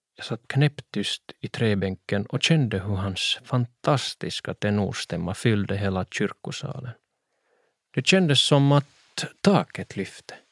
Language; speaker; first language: Swedish; native; Swedish